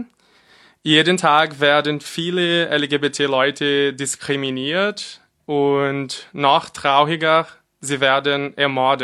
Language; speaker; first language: German; non-native, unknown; Portuguese